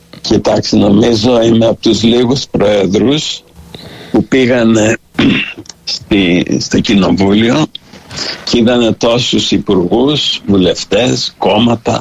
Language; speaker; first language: Greek; early bilingual, heritage; Greek